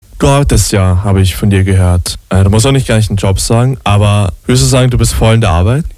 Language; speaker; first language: German; native; German